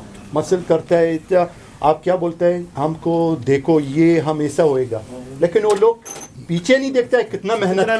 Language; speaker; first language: Hindi; non-native, learner; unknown